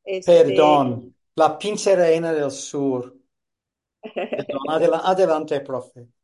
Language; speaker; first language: Spanish; non-native, fluent; English